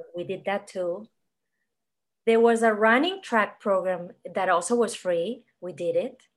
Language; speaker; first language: English; non-native, fluent; Spanish